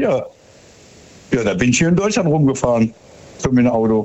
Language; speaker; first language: German; native; German